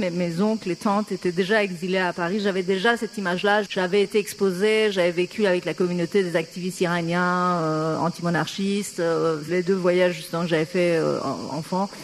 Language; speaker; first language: French; non-native, fluent; Persian